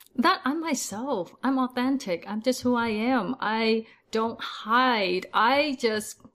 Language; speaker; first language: English; early bilingual, other home language; Vietnamese